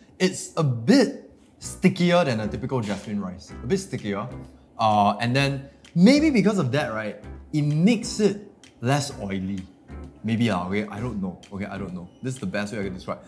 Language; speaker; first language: English; native; English